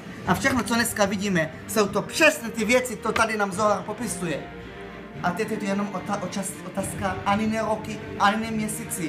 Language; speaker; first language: Czech; early bilingual, heritage; Czech